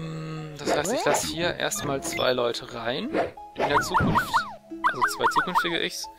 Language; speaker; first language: German; native; German